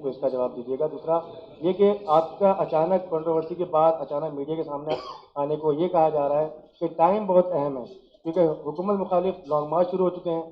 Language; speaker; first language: Urdu; native; Urdu